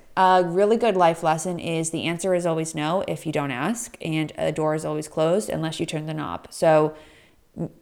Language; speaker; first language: English; native; English